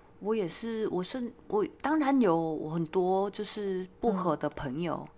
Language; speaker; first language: Chinese; non-native, fluent; Korean